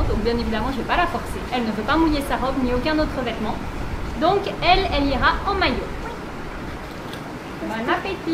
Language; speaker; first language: French; native; French